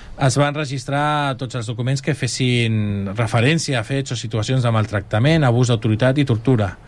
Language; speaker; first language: Catalan; native; Catalan